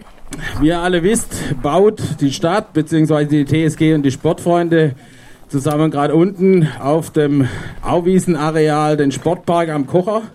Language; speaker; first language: German; native; German